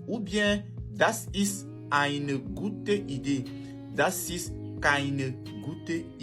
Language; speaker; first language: German; non-native, fluent; French